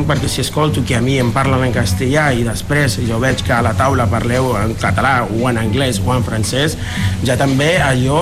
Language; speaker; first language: Catalan; non-native, fluent; Spanish